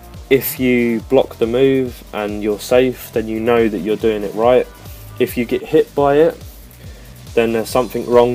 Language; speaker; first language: English; native; English